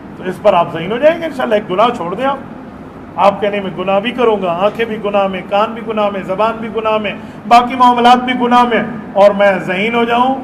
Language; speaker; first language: Urdu; non-native, local second language; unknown